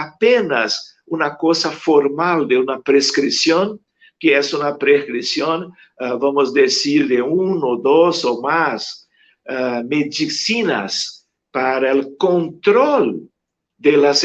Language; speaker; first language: Spanish; non-native, fluent; Portuguese